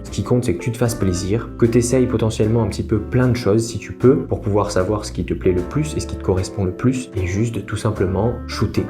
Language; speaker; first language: French; native; French